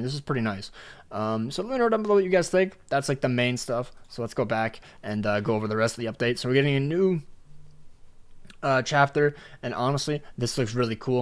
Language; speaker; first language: English; native; English